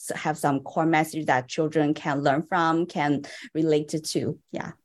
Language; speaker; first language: English; non-native, fluent; Chinese